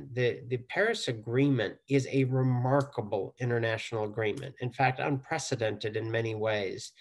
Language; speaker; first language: English; native; English